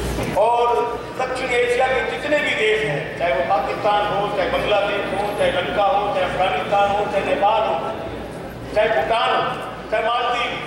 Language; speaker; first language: Hindi; native; Hindi